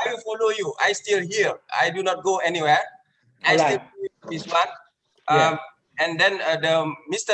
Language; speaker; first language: English; non-native, learner; Indonesian